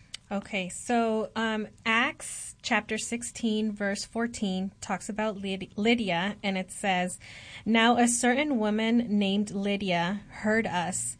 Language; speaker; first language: English; early bilingual, other home language; Spanish